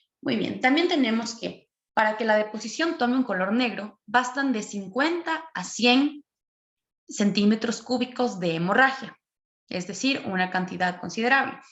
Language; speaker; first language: Spanish; native; Spanish